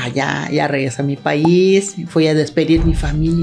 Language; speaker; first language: Spanish; non-native, learner; Thai